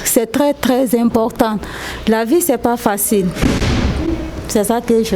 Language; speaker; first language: French; non-native, local second language; Susu